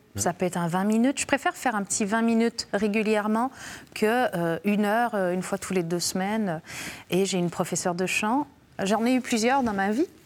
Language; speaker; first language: French; native; French